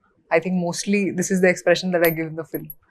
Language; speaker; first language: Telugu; non-native, local second language; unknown